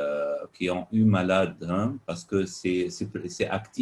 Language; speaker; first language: French; non-native, fluent; Arabic